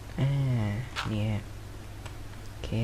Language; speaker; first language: Thai; native; Thai